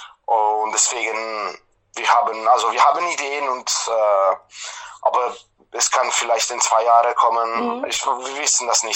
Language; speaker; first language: German; non-native, fluent; Italian